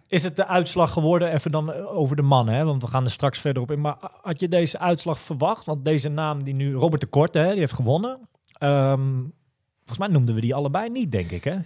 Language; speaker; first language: Dutch; native; Dutch